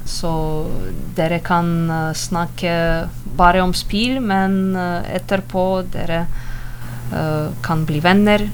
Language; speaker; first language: Norwegian; non-native, learner; Ukrainian